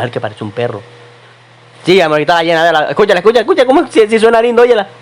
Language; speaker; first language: Spanish; native; Spanish